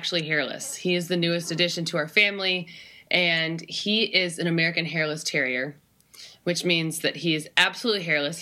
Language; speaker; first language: English; native; English